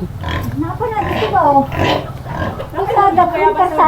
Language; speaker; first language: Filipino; non-native, local second language; Cebuano